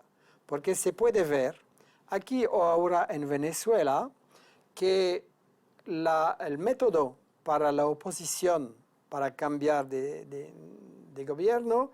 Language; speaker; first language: Spanish; non-native, fluent; French